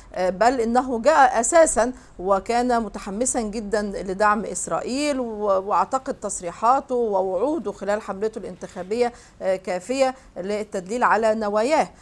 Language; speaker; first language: Arabic; native; Arabic